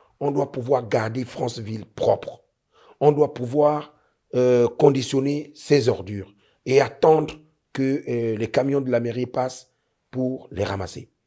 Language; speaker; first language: French; native; French